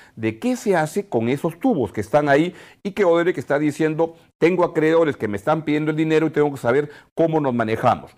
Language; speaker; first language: Spanish; native; Spanish